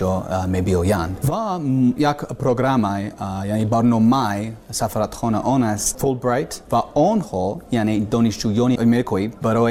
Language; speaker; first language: Persian; non-native, learner; English